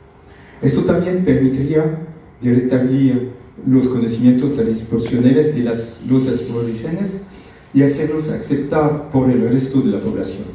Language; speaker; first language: Spanish; non-native, fluent; French